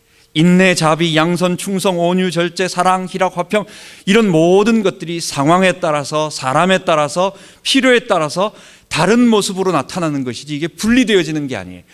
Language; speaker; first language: Korean; native; Korean